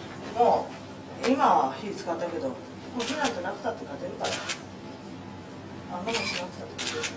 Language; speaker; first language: Japanese; native; Japanese